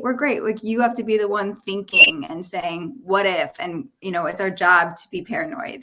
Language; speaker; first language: English; native; English